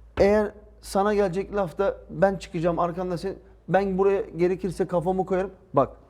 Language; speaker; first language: Turkish; early bilingual, heritage; Turkish